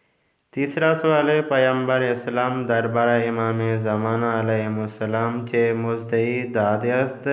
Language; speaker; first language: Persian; non-native, fluent; Urdu